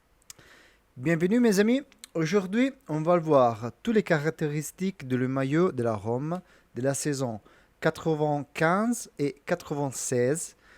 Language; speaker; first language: French; non-native, learner; Italian